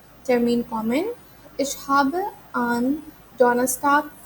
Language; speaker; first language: German; non-native, fluent; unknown